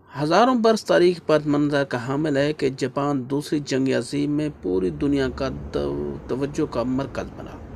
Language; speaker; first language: Urdu; native; Urdu